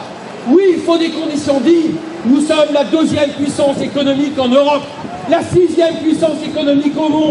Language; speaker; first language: French; native; French